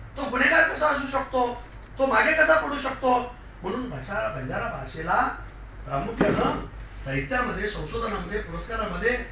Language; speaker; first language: Marathi; non-native, local second language; Lambadi